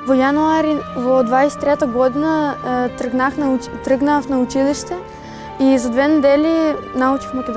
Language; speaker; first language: Macedonian; non-native, local second language; Ukrainian